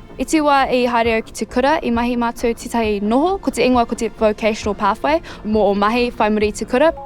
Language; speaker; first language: Māori; non-native, local second language; English